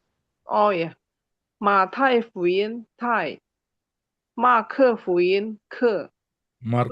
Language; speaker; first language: Chinese; non-native, learner; Indonesian